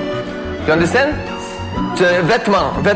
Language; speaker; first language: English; non-native, learner; French